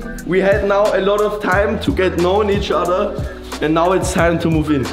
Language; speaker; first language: English; non-native, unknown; German